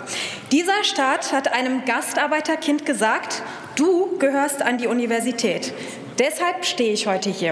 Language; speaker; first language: German; early bilingual, other home language; Turkish